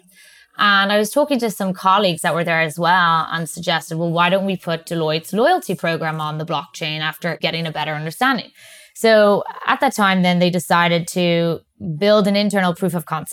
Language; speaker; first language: English; native; English